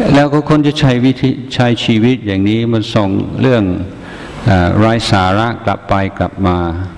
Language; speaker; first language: Thai; non-native, fluent; English